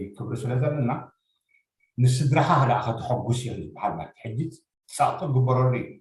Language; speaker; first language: Tigrinya; native; Tigrinya